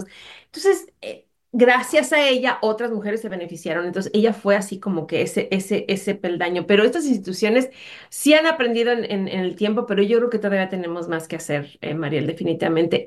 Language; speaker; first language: Spanish; native; Spanish